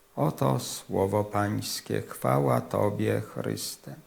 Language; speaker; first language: Polish; native; Polish